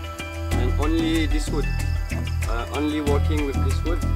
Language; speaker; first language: English; non-native, learner; French